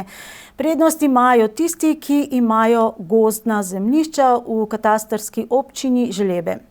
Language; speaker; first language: Slovenian; native; Slovenian